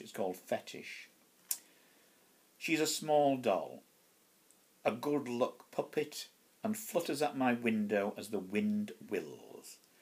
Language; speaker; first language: English; native; English